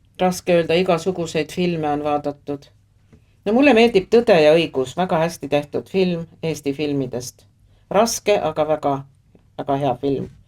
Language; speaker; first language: Estonian; native; Estonian